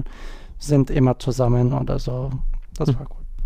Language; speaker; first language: German; non-native, learner; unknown